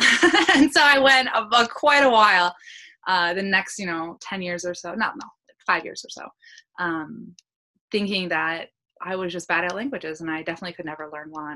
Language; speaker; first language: English; early bilingual, other home language; Polish